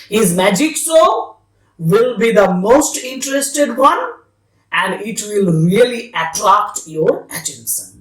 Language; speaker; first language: English; non-native, local second language; Bangla